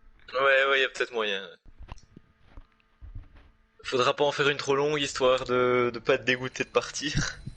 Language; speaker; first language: French; native; French